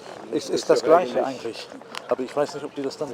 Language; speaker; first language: German; non-native, learner; English